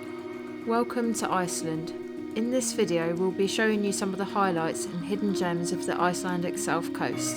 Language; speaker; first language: English; native; English